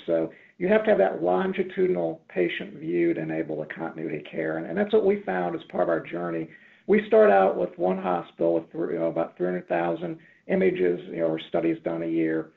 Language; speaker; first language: English; native; English